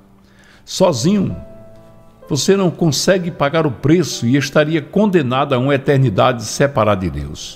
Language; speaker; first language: Portuguese; native; Portuguese